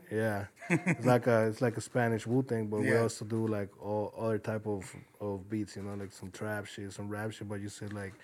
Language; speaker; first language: English; early bilingual, other home language; Spanish